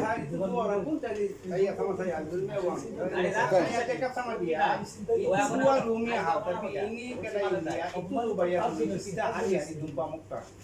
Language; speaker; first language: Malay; non-native, learner; Bangla